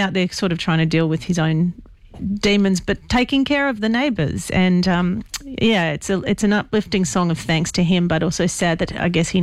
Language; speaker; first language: English; native; English